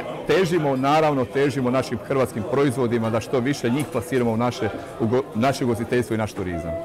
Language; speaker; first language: Croatian; native; Croatian